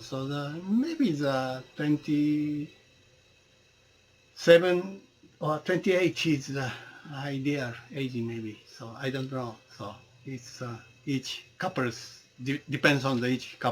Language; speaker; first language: English; non-native, learner; Japanese